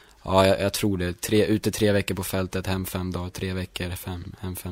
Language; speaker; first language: Swedish; native; Swedish